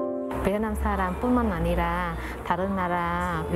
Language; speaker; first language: Korean; non-native, fluent; Vietnamese